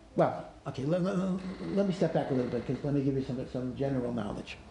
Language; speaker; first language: English; native; English